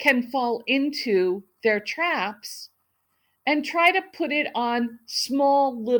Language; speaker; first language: English; native; English